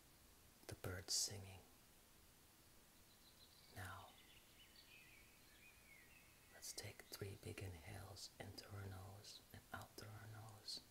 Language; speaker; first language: English; native; English